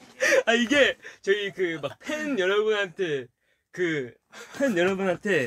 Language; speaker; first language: Korean; early bilingual, heritage; English